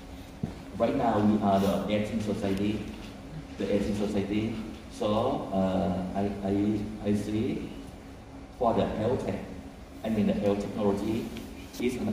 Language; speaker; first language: English; non-native, fluent; Thai